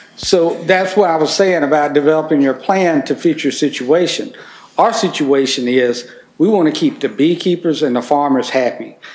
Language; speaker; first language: English; native; English